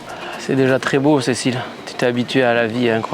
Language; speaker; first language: French; native; French